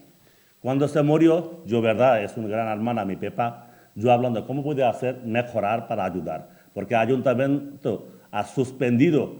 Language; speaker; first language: Spanish; non-native, learner; Bangla